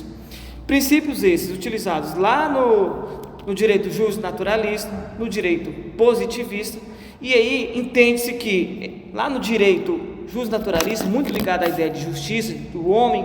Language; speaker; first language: Portuguese; native; Portuguese